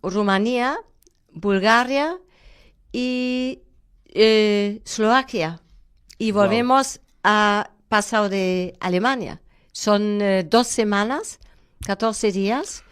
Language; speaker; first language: Spanish; non-native, fluent; German